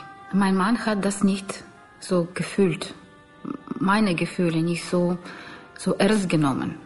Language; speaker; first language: German; non-native, learner; Russian